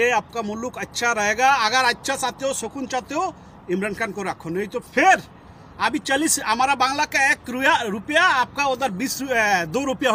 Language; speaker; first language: Hindi; non-native, fluent; Bangla